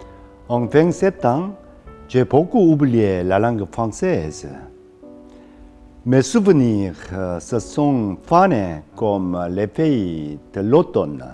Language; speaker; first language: French; non-native, fluent; Korean